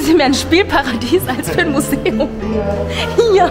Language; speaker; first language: German; native; German